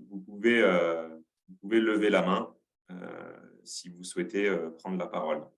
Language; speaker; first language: French; native; French